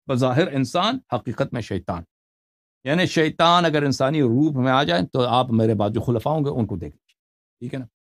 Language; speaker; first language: Urdu; non-native, fluent; Persian